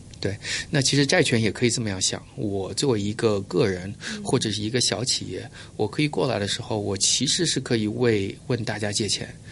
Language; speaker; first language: Chinese; early bilingual, heritage; Chinese